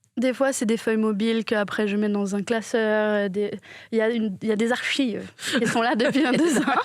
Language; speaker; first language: French; native; French